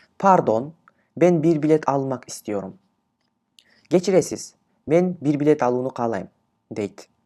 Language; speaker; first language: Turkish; non-native, fluent; Kyrgyz